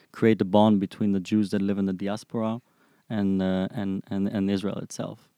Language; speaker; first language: English; non-native, fluent; German